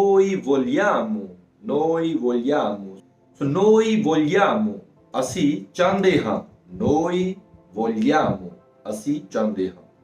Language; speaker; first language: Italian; non-native, fluent; Punjabi